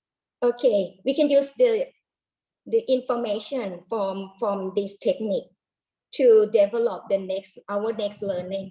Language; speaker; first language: English; non-native, learner; Thai